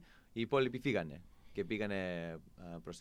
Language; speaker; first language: Greek; non-native, fluent; English